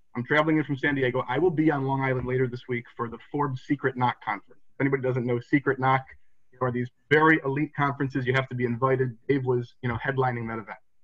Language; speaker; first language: English; native; English